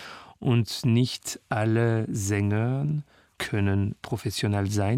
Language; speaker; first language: German; non-native, fluent; French